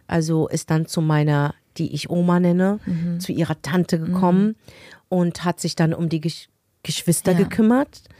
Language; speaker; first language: German; early bilingual, other home language; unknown